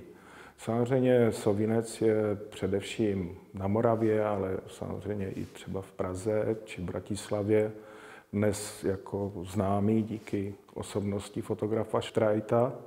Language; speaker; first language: Czech; native; Czech